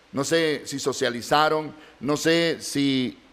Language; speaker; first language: Spanish; native; Spanish